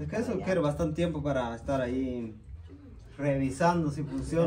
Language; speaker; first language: Spanish; native; Spanish